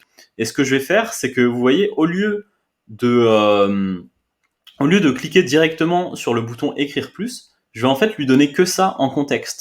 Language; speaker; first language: French; native; French